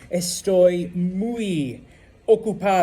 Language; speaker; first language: Spanish; non-native, fluent; English